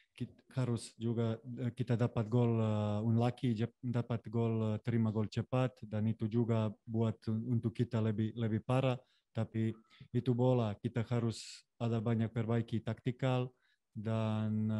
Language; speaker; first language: Indonesian; non-native, fluent; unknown